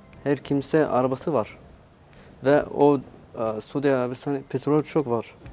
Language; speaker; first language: Turkish; non-native, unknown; Arabic